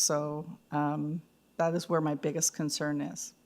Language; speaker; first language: English; native; English